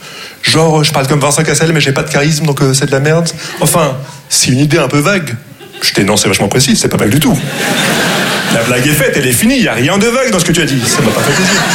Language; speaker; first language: French; non-native, local second language; Arabic